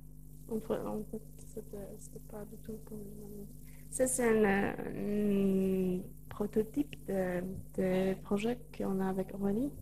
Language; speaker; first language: French; non-native, learner; Polish